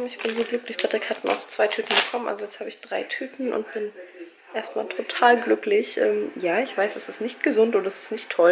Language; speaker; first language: German; native; German